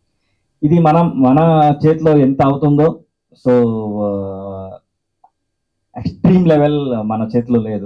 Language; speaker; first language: Telugu; non-native, learner; Kannada